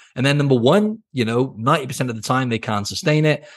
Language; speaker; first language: English; native; English